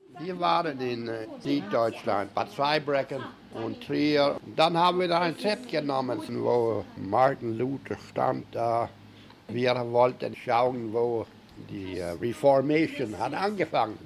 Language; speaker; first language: German; early bilingual, heritage; German